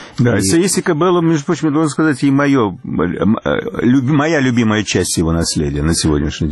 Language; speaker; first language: Russian; native; Russian